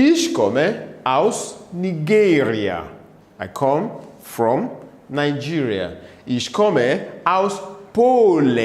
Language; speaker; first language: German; non-native, learner; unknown